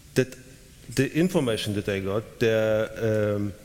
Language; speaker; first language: English; non-native, learner; Polish